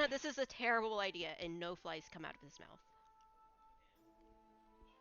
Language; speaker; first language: English; native; English